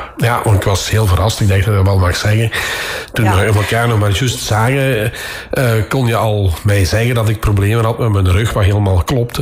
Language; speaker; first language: Dutch; native; Dutch